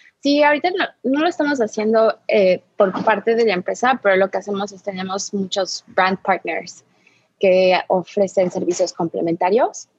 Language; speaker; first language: Spanish; native; Spanish